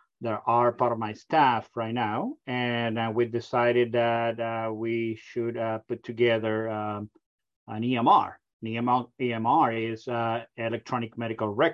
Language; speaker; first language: English; non-native, fluent; Spanish